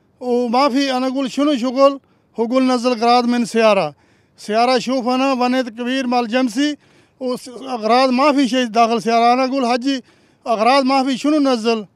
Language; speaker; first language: Arabic; non-native, learner; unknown